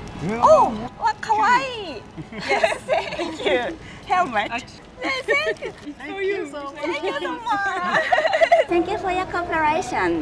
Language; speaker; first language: English; non-native, learner; Japanese